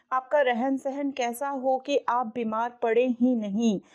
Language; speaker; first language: Hindi; native; Hindi